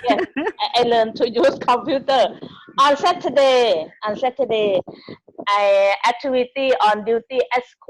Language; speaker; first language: English; non-native, learner; Thai